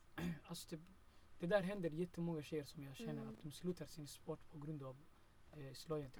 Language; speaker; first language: Swedish; early bilingual, other home language; Somali